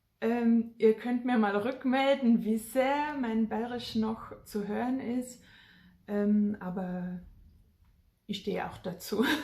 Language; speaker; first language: German; native; German